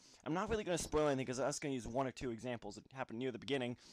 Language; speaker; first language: English; native; English